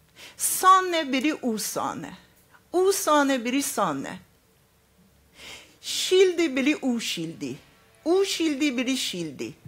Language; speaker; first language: Norwegian; non-native, fluent; Arabic